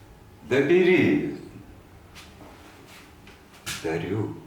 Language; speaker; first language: Russian; native; Russian